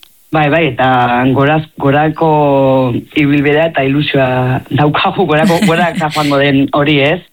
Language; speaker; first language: Basque; native; Basque